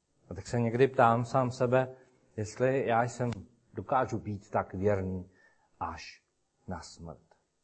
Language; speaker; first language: Czech; native; Czech